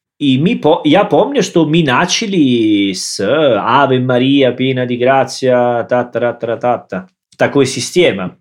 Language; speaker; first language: Russian; non-native, learner; Italian